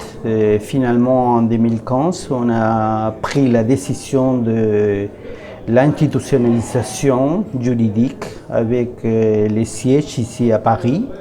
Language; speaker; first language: French; non-native, learner; Spanish